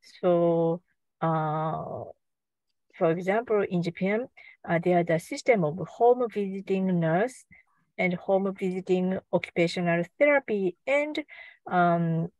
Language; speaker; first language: English; non-native, learner; Japanese